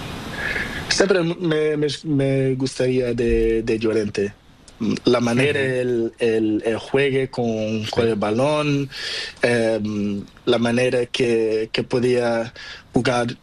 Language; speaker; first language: Spanish; non-native, learner; Portuguese